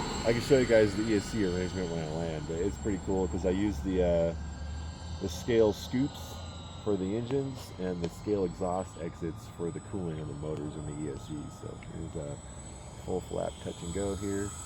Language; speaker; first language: English; native; English